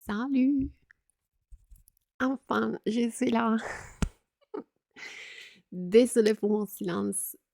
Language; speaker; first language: French; non-native, fluent; Italian